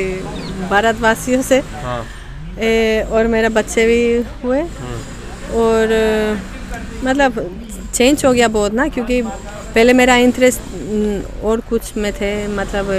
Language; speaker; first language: Hindi; non-native, fluent; Spanish